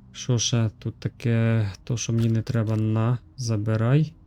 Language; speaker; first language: Ukrainian; native; Ukrainian